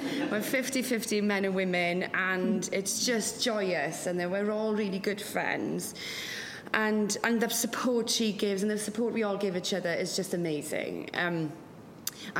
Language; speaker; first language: English; non-native, local second language; Welsh